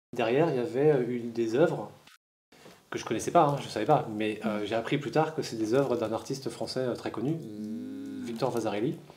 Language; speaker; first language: French; native; French